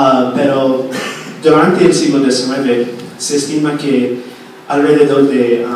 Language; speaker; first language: Spanish; non-native, fluent; English